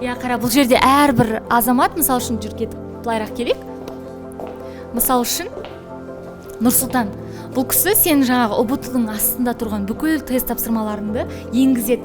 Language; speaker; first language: Kazakh; native; Kazakh